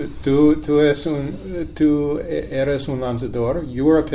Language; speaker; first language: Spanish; non-native, learner; English